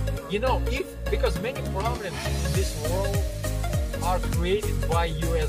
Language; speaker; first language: English; non-native, fluent; Russian